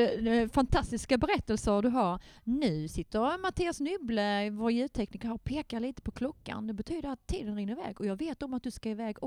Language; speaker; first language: Swedish; native; Swedish